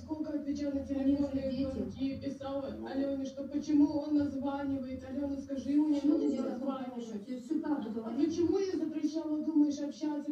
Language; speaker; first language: Russian; native; Russian